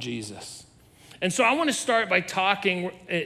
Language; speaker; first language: English; native; English